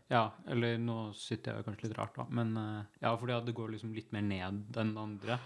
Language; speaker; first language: Norwegian; native; Norwegian